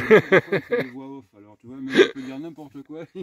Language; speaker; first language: French; native; French